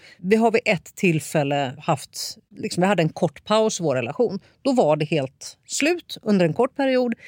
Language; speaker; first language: Swedish; native; Swedish